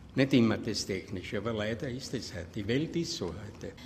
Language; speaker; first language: German; native; German